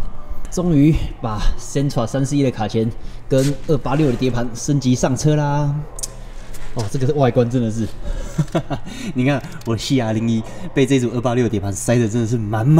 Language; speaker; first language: Chinese; native; Chinese